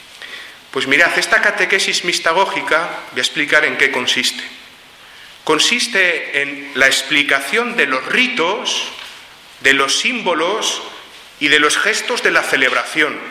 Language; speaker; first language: Spanish; native; Spanish